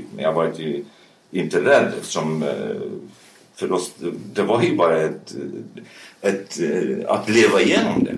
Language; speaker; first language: Swedish; early bilingual, other home language; Kurdish